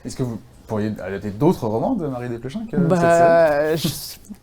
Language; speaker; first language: French; native; French